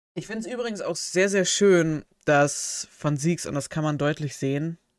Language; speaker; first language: German; native; German